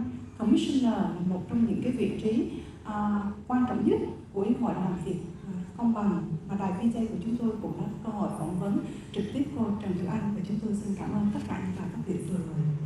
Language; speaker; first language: Vietnamese; native; Vietnamese